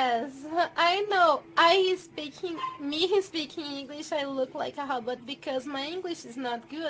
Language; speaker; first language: English; non-native, fluent; Portuguese